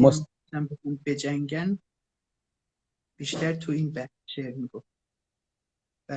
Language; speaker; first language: Persian; native; Persian